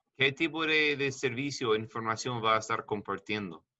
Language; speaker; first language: Spanish; non-native, learner; English